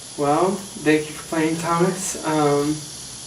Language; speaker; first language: English; native; English